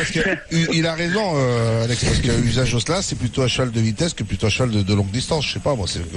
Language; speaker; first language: French; native; French